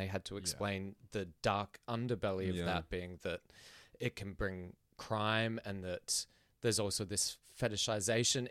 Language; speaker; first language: English; non-native, local second language; Filipino